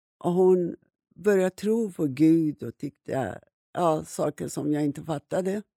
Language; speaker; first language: Swedish; non-native, fluent; Persian